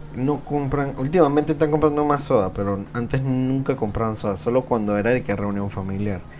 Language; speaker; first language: Spanish; native; Spanish